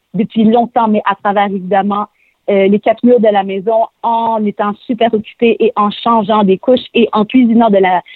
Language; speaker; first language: French; native; French